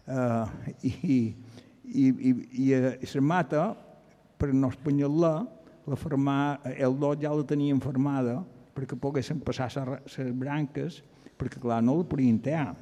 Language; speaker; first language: Catalan; native; Catalan